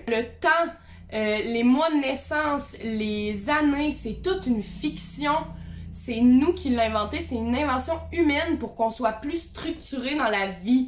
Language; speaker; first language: French; native; French